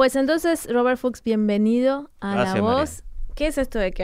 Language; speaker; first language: Spanish; native; Spanish